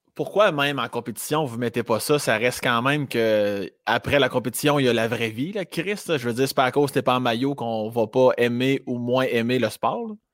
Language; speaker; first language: French; native; French